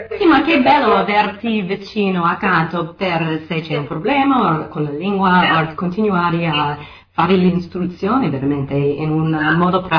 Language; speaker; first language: Italian; non-native, fluent; English